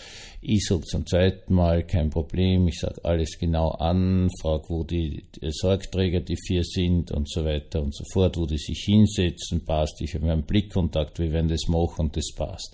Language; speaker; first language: German; native; German